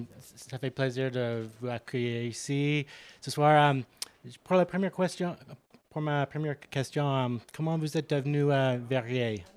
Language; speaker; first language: French; non-native, local second language; English